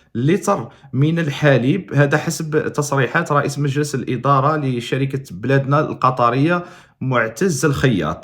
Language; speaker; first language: Arabic; native; Arabic